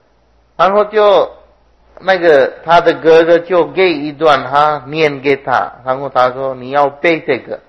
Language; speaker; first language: Chinese; non-native, fluent; Sinhala